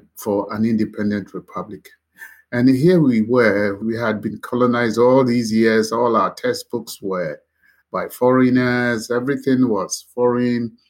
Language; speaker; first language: English; non-native, local second language; Akan